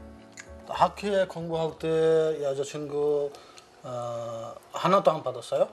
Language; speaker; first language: Korean; non-native, learner; Bangla